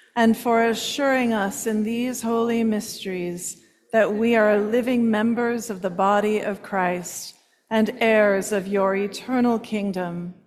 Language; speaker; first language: English; native; English